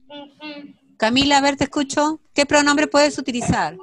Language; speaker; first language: Spanish; native; Spanish